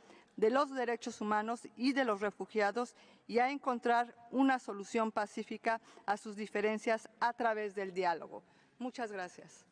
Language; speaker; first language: Spanish; native; Spanish